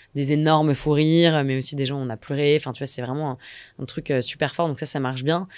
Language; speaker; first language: French; native; French